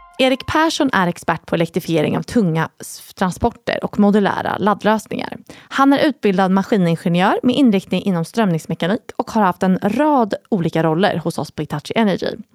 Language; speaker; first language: Swedish; native; Swedish